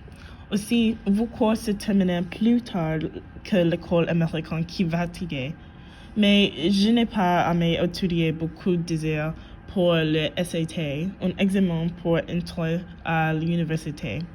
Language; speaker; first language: French; non-native, learner; English